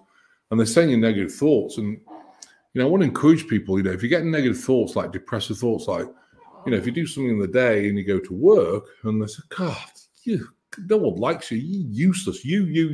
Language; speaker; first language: English; native; English